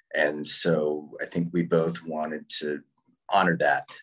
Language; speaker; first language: English; native; English